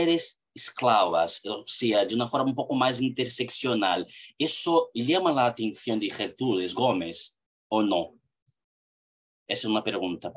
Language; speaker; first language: Spanish; non-native, fluent; Portuguese